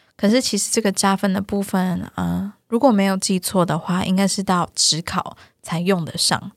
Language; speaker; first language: Chinese; native; Chinese